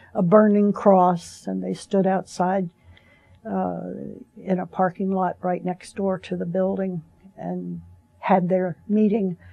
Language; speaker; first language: English; native; English